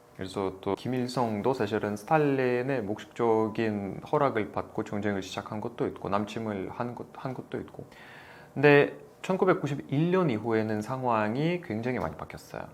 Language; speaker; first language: Korean; non-native, fluent; Russian